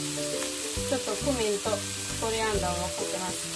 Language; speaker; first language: Japanese; non-native, fluent; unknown